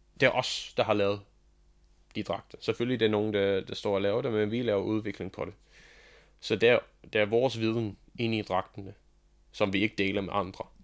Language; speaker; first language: Danish; non-native, fluent; English